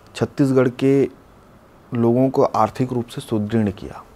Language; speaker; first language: Hindi; native; Hindi